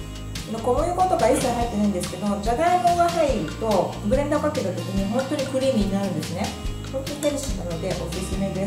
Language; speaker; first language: Japanese; native; Japanese